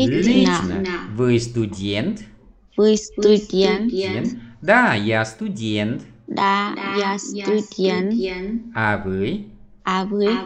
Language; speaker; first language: Russian; non-native, fluent; Vietnamese